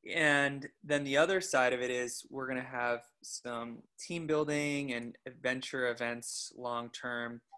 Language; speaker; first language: English; native; English